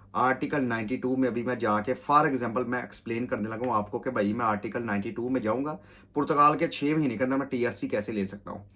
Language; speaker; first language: Urdu; non-native, local second language; Punjabi